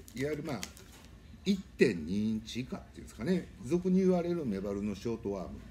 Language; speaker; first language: Japanese; native; Japanese